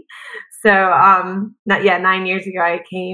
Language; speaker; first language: English; native; English